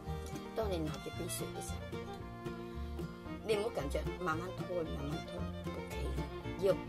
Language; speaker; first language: Chinese; non-native, local second language; Cantonese